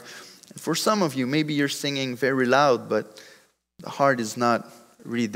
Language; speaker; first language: English; non-native, fluent; French